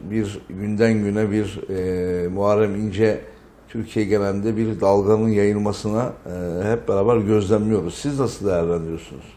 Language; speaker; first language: Turkish; native; Turkish